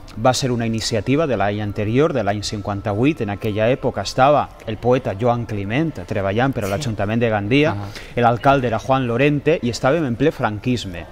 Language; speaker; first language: Catalan; native; Catalan